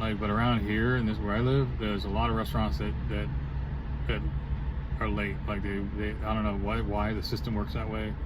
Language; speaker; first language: English; native; English